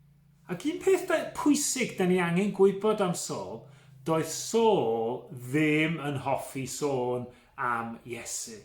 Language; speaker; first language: Welsh; native; Welsh